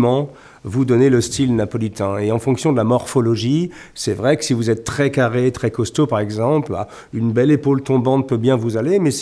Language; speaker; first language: French; native; French